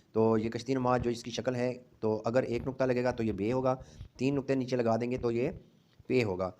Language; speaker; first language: Urdu; non-native, local second language; Punjabi